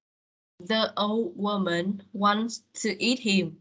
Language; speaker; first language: English; non-native, fluent; Vietnamese